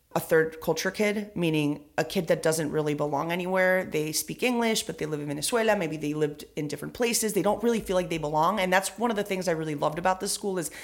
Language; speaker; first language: English; early bilingual, other home language; Spanish